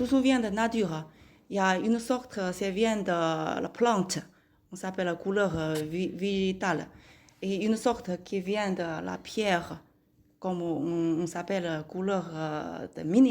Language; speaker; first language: French; non-native, learner; Chinese